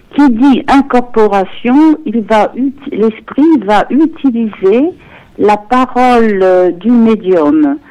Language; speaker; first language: French; native; French